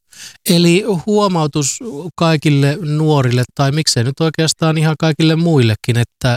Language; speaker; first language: Finnish; native; Finnish